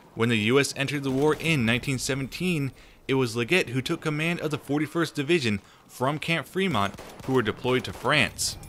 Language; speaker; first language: English; native; English